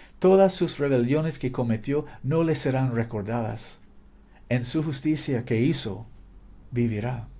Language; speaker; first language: Spanish; non-native, fluent; English